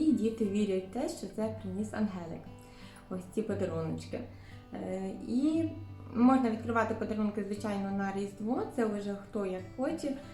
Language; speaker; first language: Ukrainian; native; Ukrainian